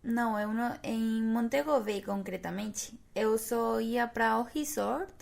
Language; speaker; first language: Portuguese; non-native, fluent; Spanish